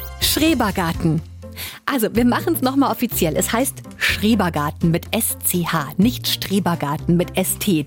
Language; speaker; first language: German; native; German